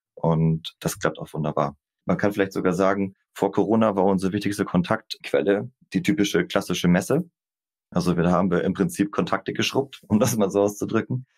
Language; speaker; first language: German; native; German